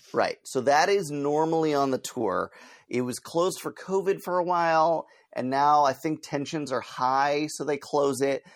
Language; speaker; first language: English; native; English